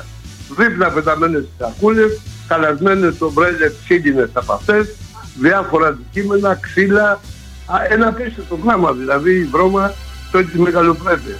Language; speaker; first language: Greek; native; Greek